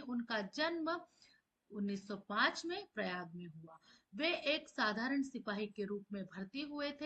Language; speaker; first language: Hindi; native; Hindi